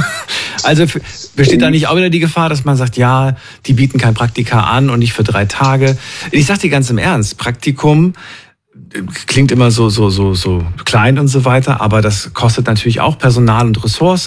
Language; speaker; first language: German; native; German